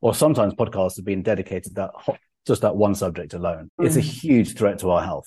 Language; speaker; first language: English; native; English